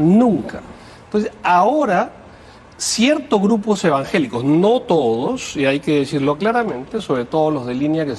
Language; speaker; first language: Spanish; native; Spanish